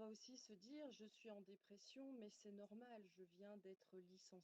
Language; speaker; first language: French; native; French